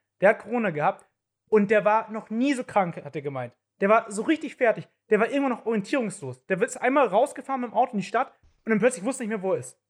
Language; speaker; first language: German; native; German